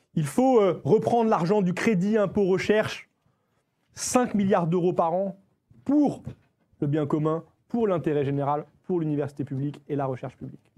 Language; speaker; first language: French; native; French